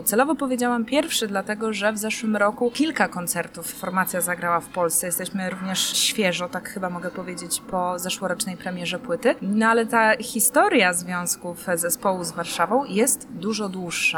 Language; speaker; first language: Polish; native; Polish